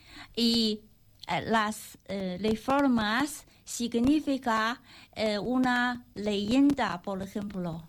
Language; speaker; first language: Spanish; non-native, learner; Chinese